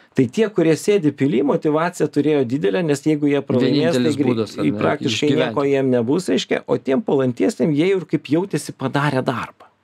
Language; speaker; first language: Lithuanian; native; Lithuanian